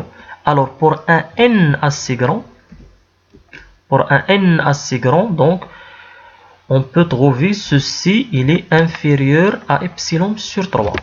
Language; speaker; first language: French; non-native, local second language; Arabic